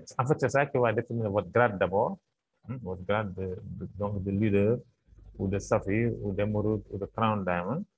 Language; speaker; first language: French; non-native, local second language; Wolof